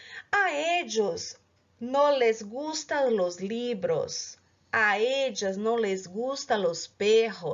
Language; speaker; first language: Spanish; non-native, fluent; Portuguese